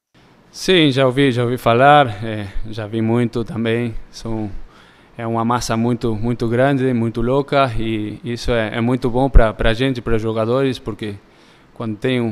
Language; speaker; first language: Portuguese; early bilingual, heritage; Spanish